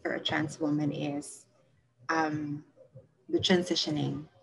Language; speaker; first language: English; non-native, local second language; Cebuano